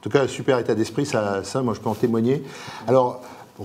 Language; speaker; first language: French; native; French